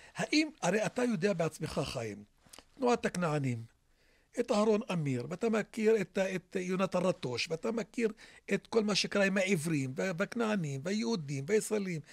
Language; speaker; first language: Hebrew; non-native, local second language; Arabic